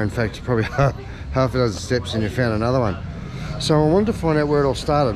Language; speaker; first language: English; native; English